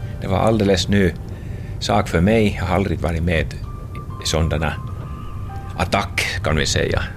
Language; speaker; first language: Swedish; non-native, local second language; Finnish